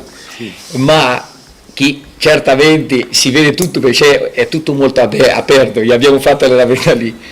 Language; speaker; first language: Italian; non-native, fluent; Portuguese